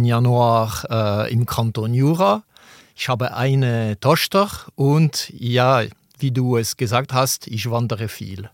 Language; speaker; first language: German; non-native, local second language; French